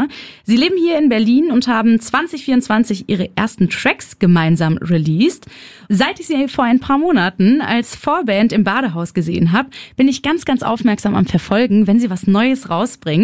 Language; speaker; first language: German; native; German